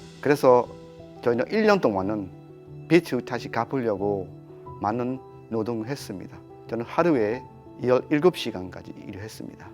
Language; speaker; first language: Korean; non-native, fluent; Burmese